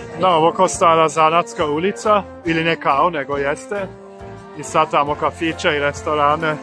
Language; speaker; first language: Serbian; non-native, fluent; German